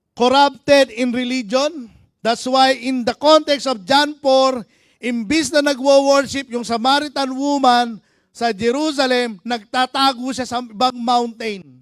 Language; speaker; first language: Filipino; native; Filipino